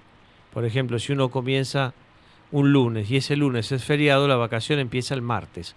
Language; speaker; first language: Spanish; native; Spanish